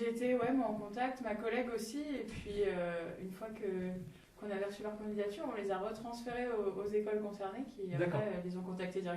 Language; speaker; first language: French; native; French